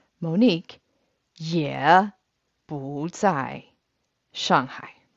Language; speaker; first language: Chinese; non-native, fluent; English